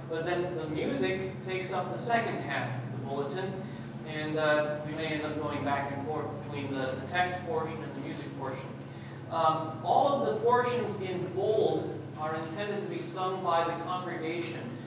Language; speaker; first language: English; native; English